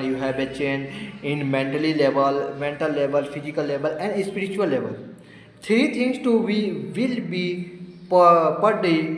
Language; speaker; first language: English; non-native, learner; Hindi